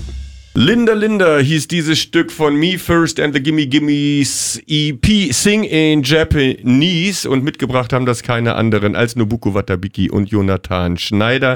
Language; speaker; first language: German; native; German